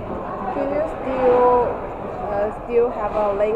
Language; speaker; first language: English; non-native, learner; Chinese